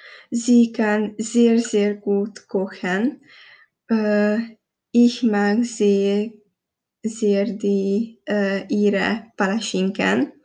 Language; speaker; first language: German; non-native, learner; Hungarian